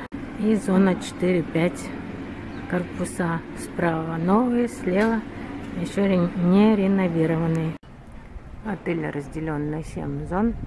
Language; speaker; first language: Russian; native; Russian